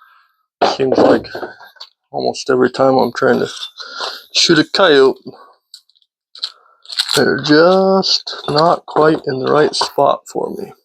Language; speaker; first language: English; native; English